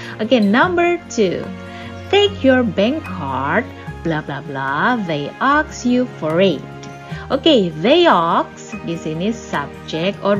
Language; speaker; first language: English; non-native, fluent; Indonesian